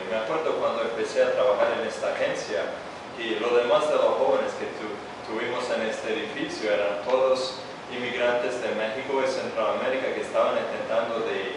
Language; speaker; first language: Spanish; non-native, fluent; Italian